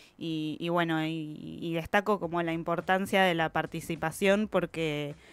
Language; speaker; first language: Spanish; native; Spanish